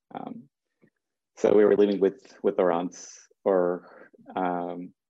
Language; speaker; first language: English; early bilingual, other home language; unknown